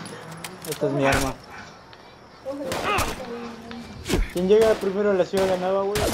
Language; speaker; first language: Spanish; native; Spanish